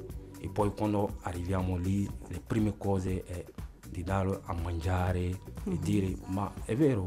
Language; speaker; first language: Italian; non-native, fluent; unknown